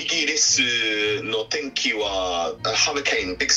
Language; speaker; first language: Japanese; non-native, learner; English